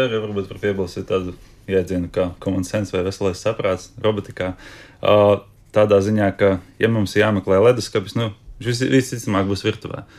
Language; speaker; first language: Latvian; native; Latvian